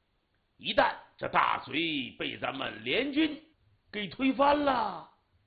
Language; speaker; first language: Chinese; native; Chinese